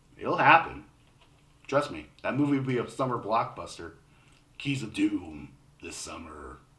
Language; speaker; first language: English; native; English